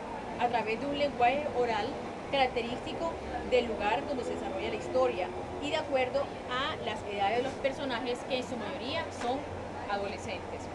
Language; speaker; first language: Spanish; native; Spanish